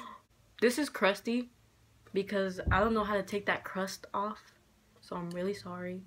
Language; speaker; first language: English; native; English